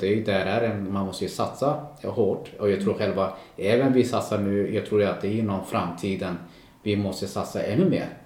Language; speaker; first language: Swedish; non-native, local second language; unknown